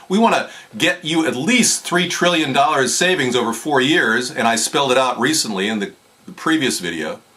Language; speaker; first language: English; native; English